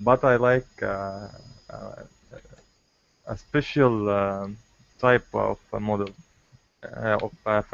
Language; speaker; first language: English; non-native, learner; Arabic